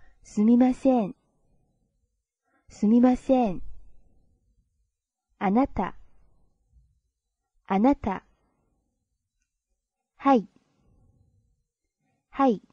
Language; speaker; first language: Japanese; non-native, fluent; Chinese